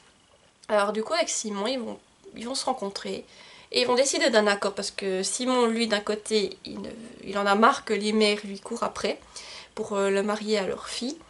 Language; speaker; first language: French; native; French